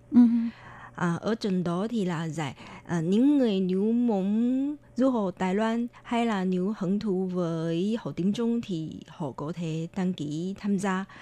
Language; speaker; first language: Vietnamese; non-native, fluent; Chinese